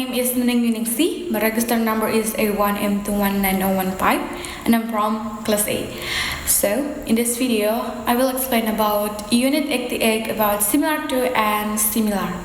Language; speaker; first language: English; non-native, learner; Indonesian